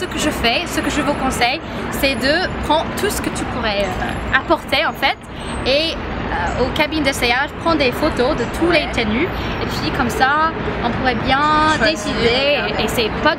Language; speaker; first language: French; non-native, fluent; English